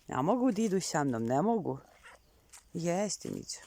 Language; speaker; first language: Bosnian; native; Bosnian